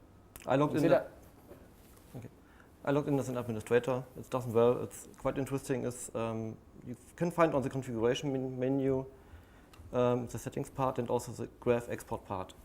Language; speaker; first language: English; non-native, fluent; German